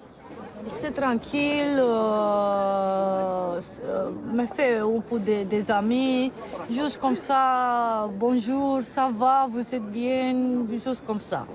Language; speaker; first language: French; non-native, learner; Romanian